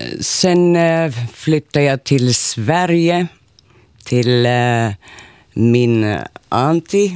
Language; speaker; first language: Swedish; non-native, local second language; Finnish